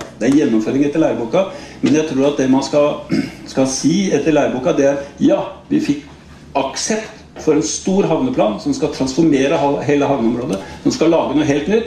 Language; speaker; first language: Norwegian; native; Norwegian